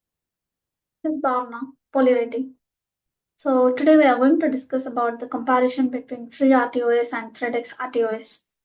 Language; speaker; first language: English; non-native, local second language; Telugu